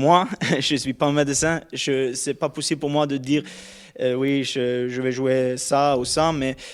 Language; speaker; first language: French; non-native, learner; Norwegian